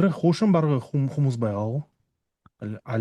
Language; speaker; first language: Mongolian; non-native, learner; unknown